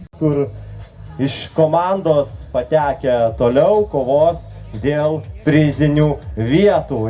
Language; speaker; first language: Lithuanian; native; Lithuanian